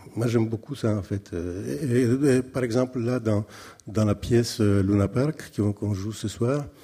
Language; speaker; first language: French; non-native, fluent; Greek